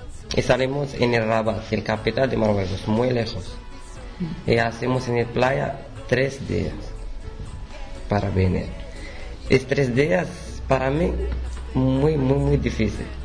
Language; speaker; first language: Spanish; non-native, learner; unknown